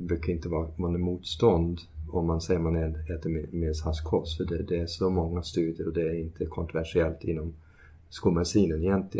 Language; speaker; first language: Swedish; early bilingual, heritage; Swedish